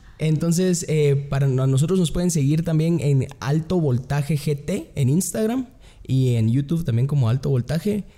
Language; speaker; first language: Spanish; native; Spanish